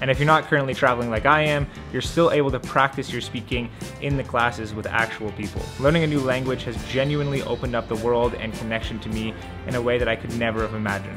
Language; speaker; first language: English; native; English